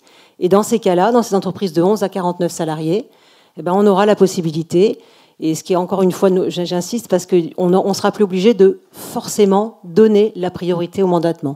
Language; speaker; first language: French; native; French